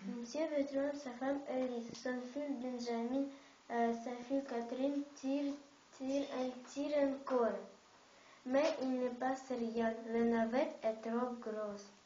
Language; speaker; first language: French; non-native, learner; Russian